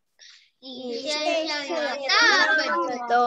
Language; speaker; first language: Chinese; early bilingual, heritage; Chinese